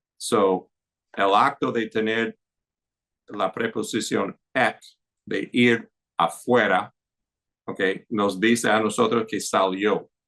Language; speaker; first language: Spanish; non-native, fluent; English